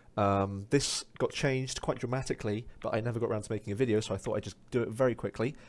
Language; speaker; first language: English; native; English